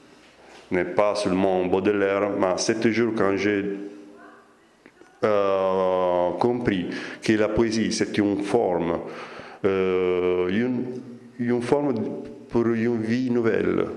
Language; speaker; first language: French; non-native, fluent; Italian